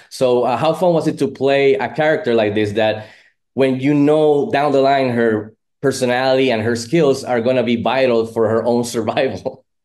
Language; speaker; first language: English; non-native, local second language; Spanish